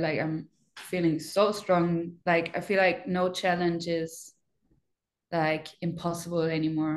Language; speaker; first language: English; non-native, fluent; German